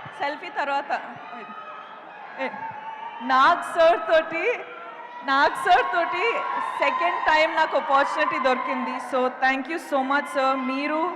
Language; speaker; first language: Telugu; non-native, local second language; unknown